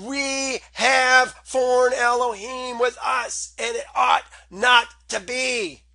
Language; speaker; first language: English; native; English